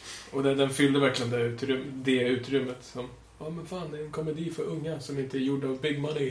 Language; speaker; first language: Swedish; native; Swedish